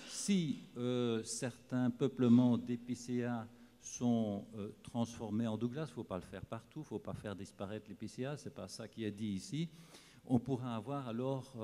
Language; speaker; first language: French; native; French